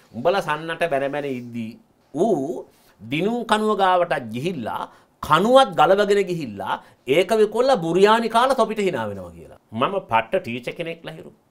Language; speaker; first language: Sinhala; native; Sinhala